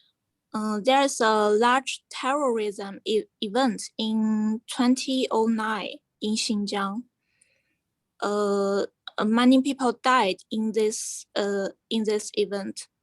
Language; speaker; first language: English; non-native, fluent; Chinese